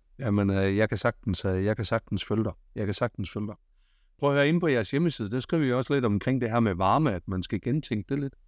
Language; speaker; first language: Danish; native; Danish